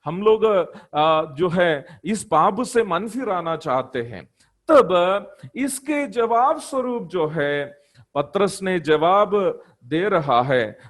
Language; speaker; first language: Hindi; non-native, local second language; Malayalam